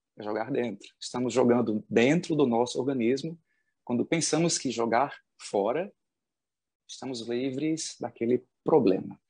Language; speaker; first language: Portuguese; native; Portuguese